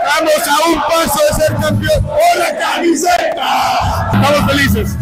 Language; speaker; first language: Spanish; native; Spanish